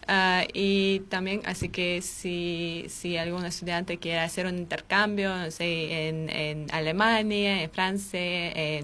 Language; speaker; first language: Spanish; non-native, learner; Armenian